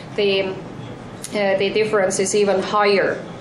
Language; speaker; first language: English; non-native, fluent; Estonian